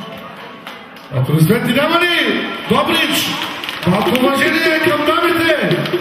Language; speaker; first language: Bulgarian; non-native, local second language; Turkish